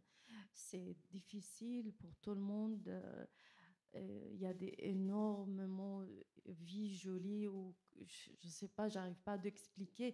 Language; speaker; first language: French; non-native, learner; Kurdish